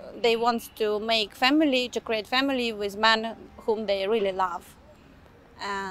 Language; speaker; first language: English; non-native, fluent; Ukrainian